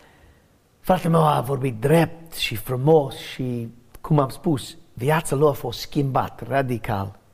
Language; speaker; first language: Romanian; non-native, learner; English